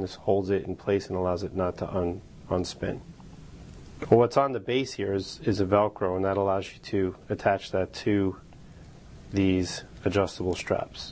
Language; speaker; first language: English; native; English